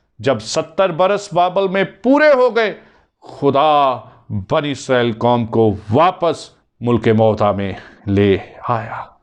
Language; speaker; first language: Urdu; non-native, local second language; Punjabi